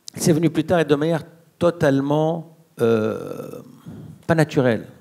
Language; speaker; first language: French; non-native, local second language; Arabic